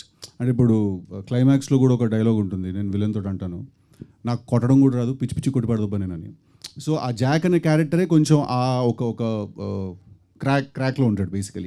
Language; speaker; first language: Telugu; native; Telugu